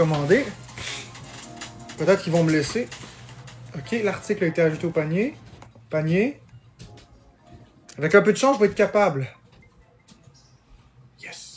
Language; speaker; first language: French; native; French